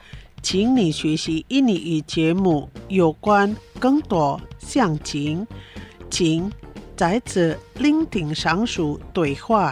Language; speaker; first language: Chinese; non-native, fluent; Indonesian